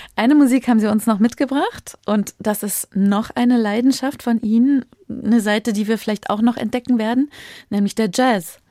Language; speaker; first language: German; native; German